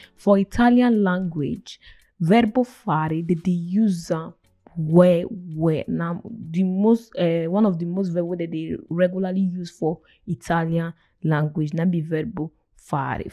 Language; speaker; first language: English; non-native, local second language; Igbo